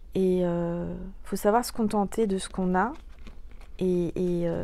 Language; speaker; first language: French; native; French